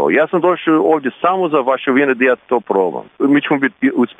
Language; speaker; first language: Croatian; early bilingual, heritage; Croatian